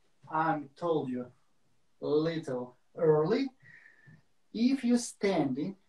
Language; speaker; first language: English; non-native, learner; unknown